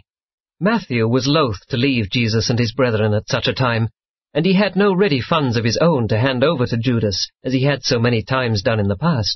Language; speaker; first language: English; native; English